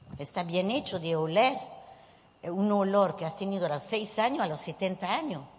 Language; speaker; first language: Spanish; early bilingual, heritage; Spanish